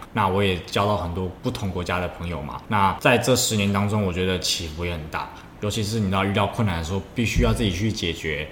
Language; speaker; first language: Chinese; native; Chinese